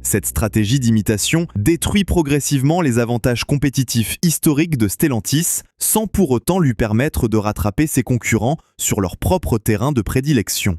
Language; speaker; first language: French; native; French